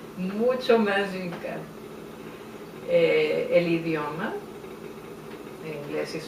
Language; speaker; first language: Spanish; native; Spanish